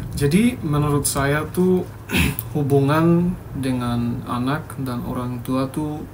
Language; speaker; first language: Indonesian; non-native, fluent; Bangla